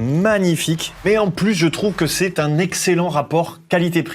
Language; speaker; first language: French; native; French